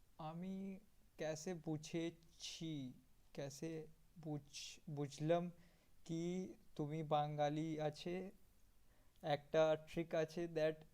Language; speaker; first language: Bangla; non-native, learner; Hindi